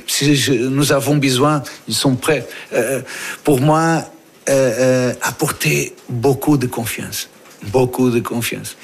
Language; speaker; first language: French; non-native, fluent; Portuguese